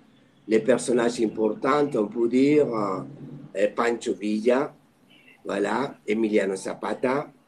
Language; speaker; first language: French; non-native, fluent; Spanish